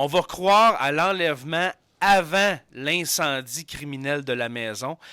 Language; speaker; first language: French; native; French